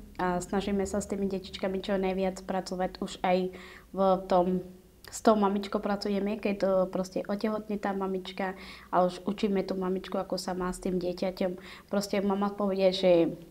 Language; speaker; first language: Slovak; non-native, local second language; Romany